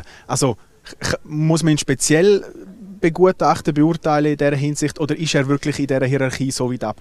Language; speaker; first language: German; native; German